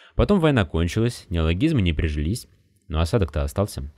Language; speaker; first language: Russian; native; Russian